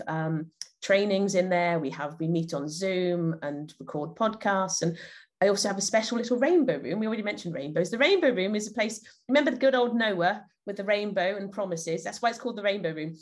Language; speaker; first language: English; native; English